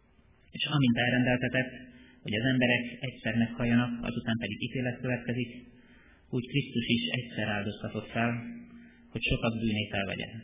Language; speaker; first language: Hungarian; native; Hungarian